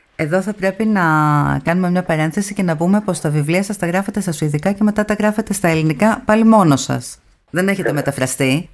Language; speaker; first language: Greek; native; Greek